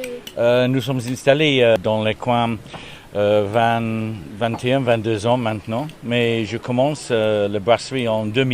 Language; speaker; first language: French; non-native, learner; English